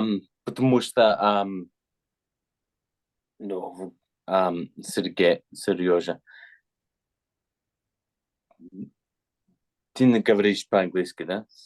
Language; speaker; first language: Russian; non-native, learner; English